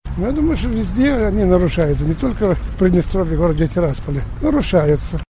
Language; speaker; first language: Russian; native; Russian